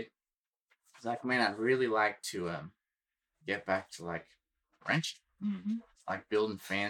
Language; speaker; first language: English; native; English